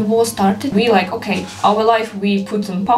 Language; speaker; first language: English; non-native, learner; Ukrainian